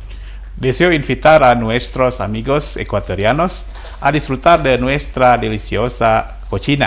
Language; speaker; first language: Spanish; non-native, fluent; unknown